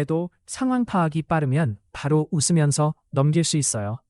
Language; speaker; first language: Korean; non-native, fluent; Chinese